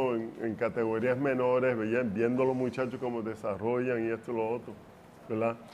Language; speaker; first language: Spanish; early bilingual, heritage; Spanish